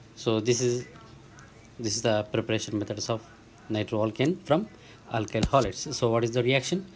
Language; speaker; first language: English; non-native, local second language; Telugu